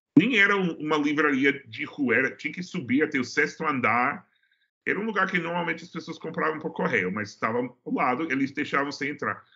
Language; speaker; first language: Portuguese; non-native, fluent; English